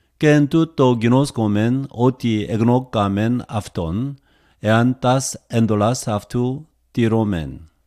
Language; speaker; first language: Greek; non-native, learner; Korean